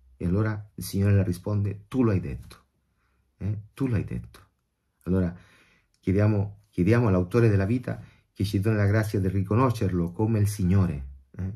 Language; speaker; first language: Italian; non-native, fluent; Spanish